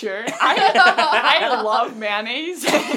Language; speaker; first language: English; native; English